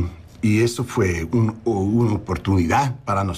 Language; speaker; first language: Spanish; non-native, learner; English